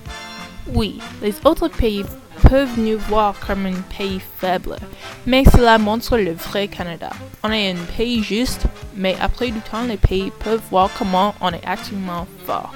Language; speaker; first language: French; non-native, learner; English